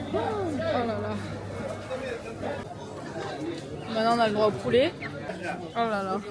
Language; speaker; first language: French; native; French